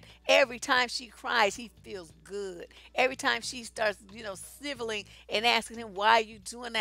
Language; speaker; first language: English; native; English